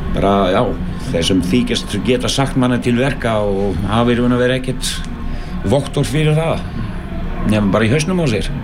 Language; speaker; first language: Icelandic; non-native, fluent; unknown